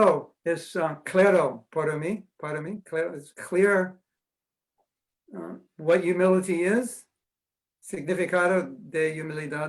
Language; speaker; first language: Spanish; non-native, learner; English